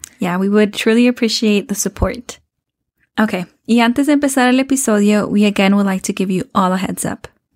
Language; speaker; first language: English; early bilingual, other home language; Spanish